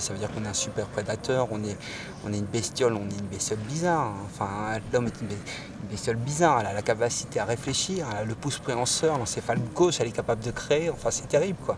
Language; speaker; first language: French; native; French